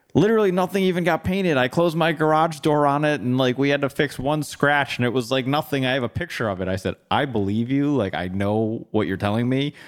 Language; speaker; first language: English; native; English